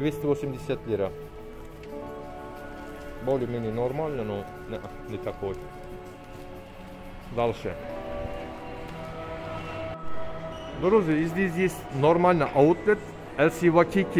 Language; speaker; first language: Russian; non-native, learner; Turkish